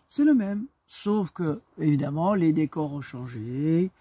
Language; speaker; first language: French; native; French